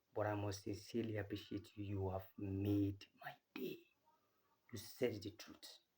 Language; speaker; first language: English; non-native, local second language; Yoruba